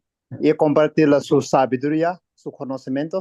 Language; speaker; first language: Spanish; non-native, learner; Tibetan